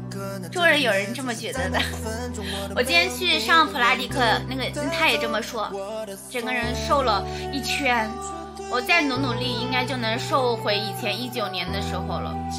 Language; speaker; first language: Chinese; native; Chinese